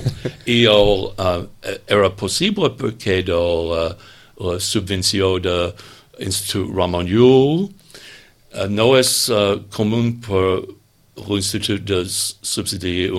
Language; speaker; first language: Catalan; non-native, learner; English